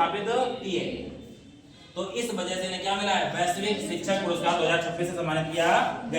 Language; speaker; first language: Hindi; native; Hindi